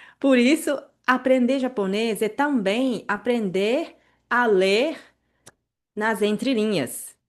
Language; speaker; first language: Portuguese; native; Portuguese